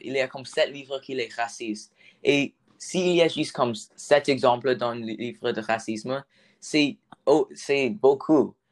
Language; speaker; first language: French; non-native, learner; English